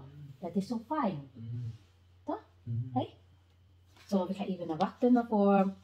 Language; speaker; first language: Dutch; non-native, learner; Filipino